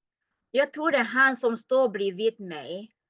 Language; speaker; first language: Swedish; non-native, learner; Thai